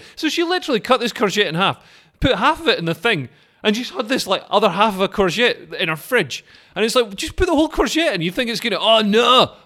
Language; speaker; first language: English; native; English